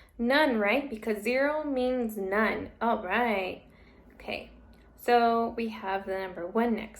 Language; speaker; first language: English; native; English